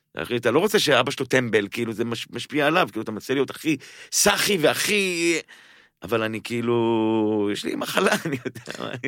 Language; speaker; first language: Hebrew; native; Hebrew